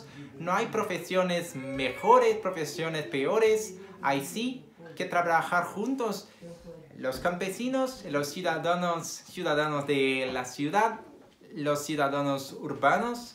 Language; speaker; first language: Spanish; non-native, fluent; Portuguese